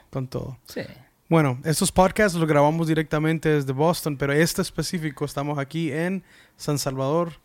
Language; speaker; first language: Spanish; early bilingual, heritage; Spanish